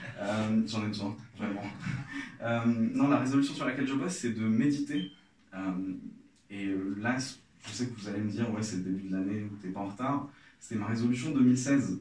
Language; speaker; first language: French; non-native, local second language; Arabic